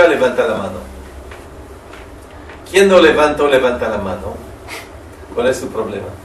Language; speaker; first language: Spanish; non-native, learner; French